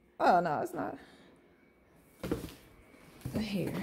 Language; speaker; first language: English; native; English